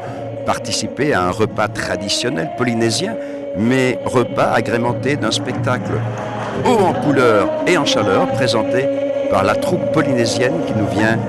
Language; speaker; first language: French; native; French